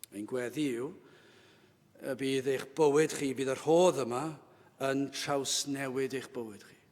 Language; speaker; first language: Welsh; native; Welsh